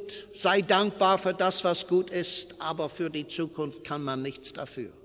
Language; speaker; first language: German; non-native, fluent; English